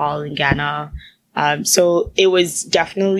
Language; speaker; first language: English; non-native, local second language; Akan